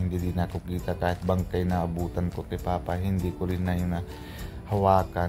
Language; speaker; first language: Filipino; non-native, learner; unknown